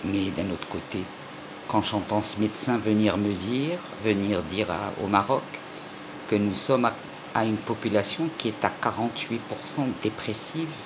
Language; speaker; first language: French; non-native, local second language; Arabic